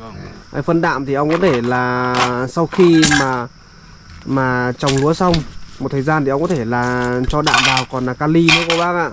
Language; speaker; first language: Vietnamese; native; Vietnamese